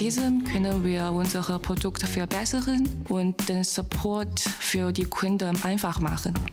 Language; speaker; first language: German; non-native, learner; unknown